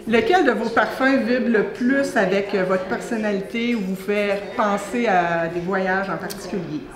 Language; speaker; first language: French; native; French